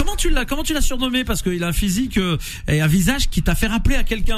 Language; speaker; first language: French; native; French